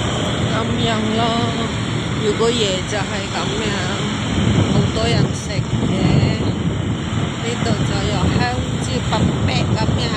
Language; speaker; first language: Cantonese; non-native, fluent; Indonesian